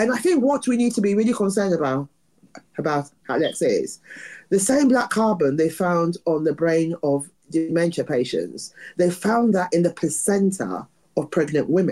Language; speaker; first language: English; native; English